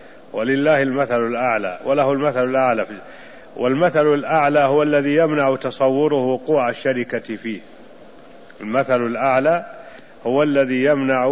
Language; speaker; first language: Arabic; native; Arabic